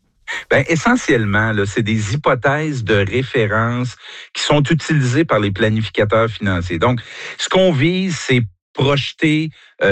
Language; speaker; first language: French; native; French